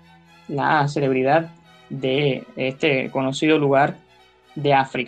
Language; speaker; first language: Spanish; native; Spanish